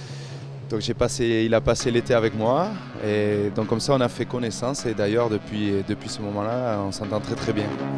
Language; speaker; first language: French; native; French